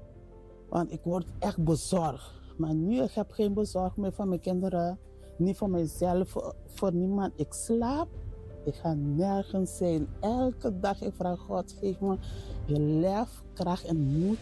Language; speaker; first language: Dutch; non-native, learner; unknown